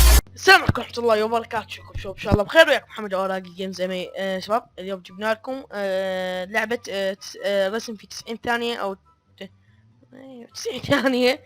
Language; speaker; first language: Arabic; native; Arabic